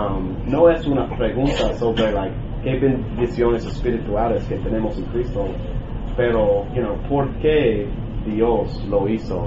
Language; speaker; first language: Spanish; non-native, learner; English